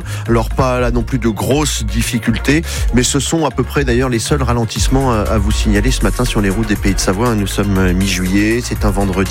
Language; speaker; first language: French; native; French